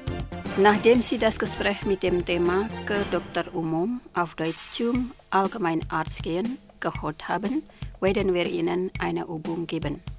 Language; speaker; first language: German; non-native, fluent; Indonesian